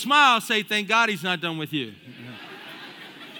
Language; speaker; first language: English; native; English